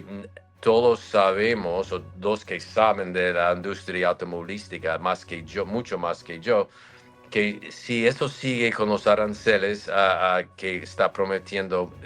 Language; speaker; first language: Spanish; non-native, fluent; English